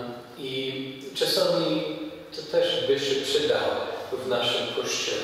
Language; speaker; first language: Polish; non-native, fluent; English